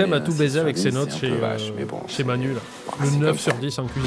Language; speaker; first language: French; native; French